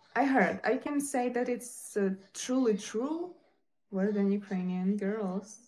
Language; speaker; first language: English; non-native, learner; Ukrainian